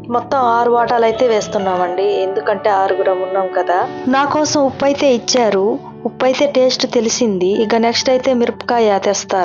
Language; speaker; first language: Telugu; non-native, local second language; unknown